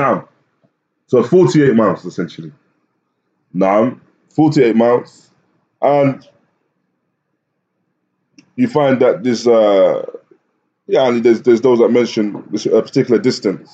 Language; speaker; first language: English; native; English